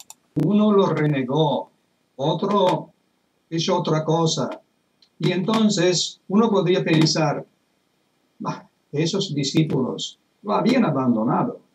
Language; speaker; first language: Spanish; non-native, fluent; Italian